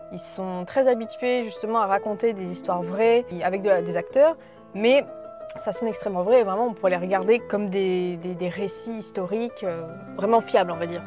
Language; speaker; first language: French; native; French